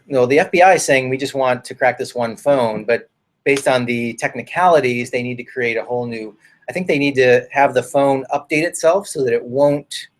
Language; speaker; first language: English; native; English